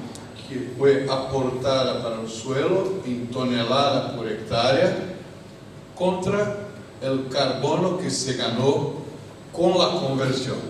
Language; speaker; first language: Spanish; non-native, fluent; Portuguese